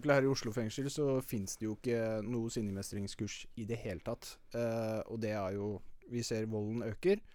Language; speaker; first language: Norwegian; native; Norwegian